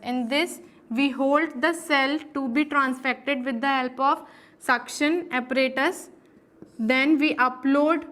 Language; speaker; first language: English; non-native, local second language; Hindi